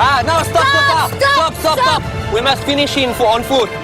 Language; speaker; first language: English; non-native, learner; French